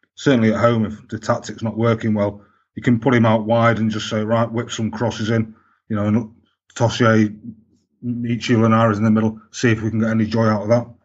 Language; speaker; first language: English; native; English